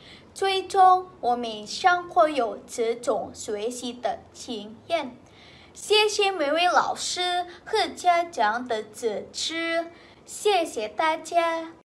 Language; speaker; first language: Chinese; non-native, local second language; Indonesian